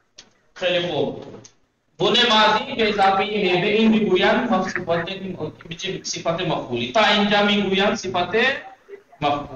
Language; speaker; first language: Persian; non-native, fluent; Urdu